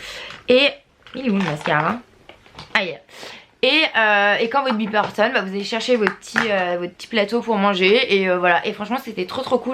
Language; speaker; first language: French; native; French